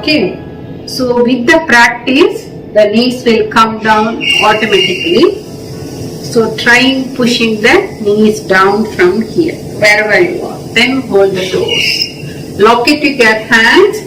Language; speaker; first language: English; non-native, local second language; Tamil